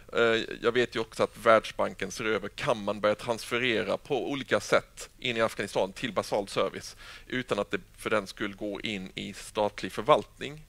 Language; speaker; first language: Swedish; native; Swedish